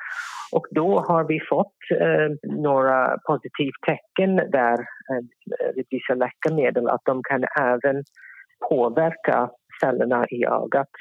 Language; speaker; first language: Swedish; non-native, fluent; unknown